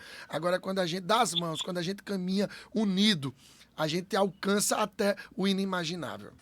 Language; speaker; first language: Portuguese; native; Portuguese